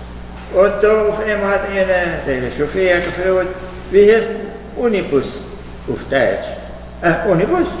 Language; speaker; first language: German; early bilingual, heritage; German